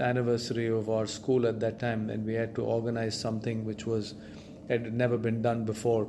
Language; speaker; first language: English; non-native, local second language; Tamil